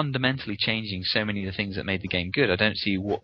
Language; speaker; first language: English; native; English